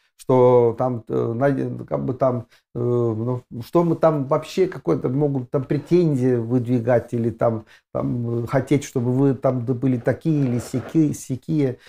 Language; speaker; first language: Russian; non-native, fluent; Estonian